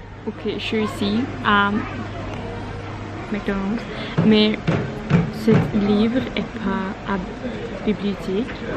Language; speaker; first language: French; non-native, learner; Norwegian